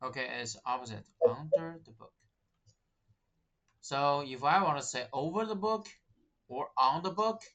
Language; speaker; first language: English; non-native, fluent; Chinese